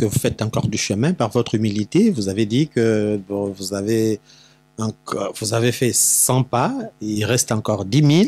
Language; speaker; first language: French; non-native, local second language; Lingala